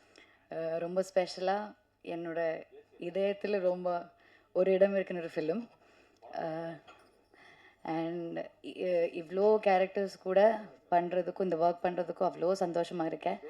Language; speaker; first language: Tamil; non-native, fluent; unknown